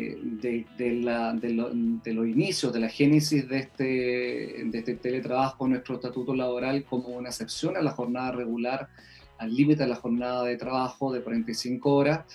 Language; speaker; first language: Spanish; native; Spanish